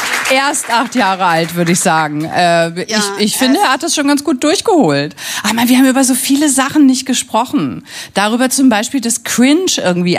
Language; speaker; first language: German; native; German